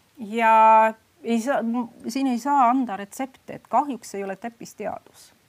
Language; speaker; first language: Estonian; non-native, fluent; Russian